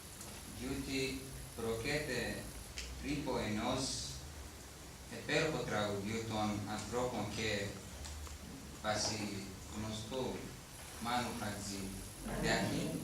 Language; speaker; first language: Greek; non-native, learner; Arabic